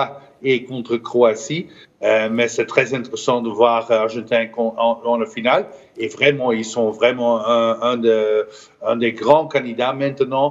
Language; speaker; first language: French; non-native, fluent; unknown